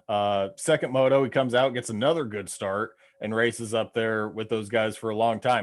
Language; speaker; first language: English; native; English